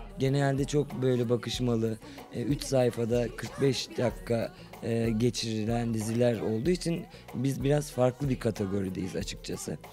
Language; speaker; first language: Turkish; native; Turkish